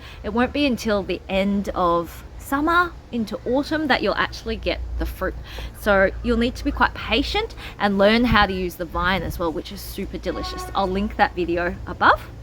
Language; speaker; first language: English; native; English